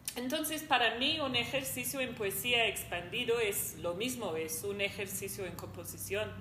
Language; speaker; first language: Spanish; non-native, fluent; English